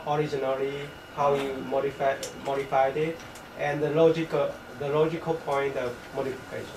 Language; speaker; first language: English; non-native, fluent; Japanese